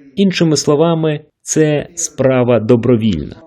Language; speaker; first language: Ukrainian; non-native, fluent; English